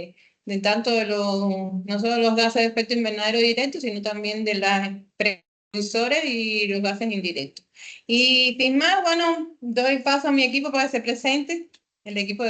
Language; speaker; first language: Spanish; native; Spanish